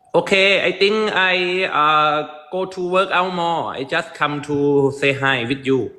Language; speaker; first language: English; non-native, learner; Thai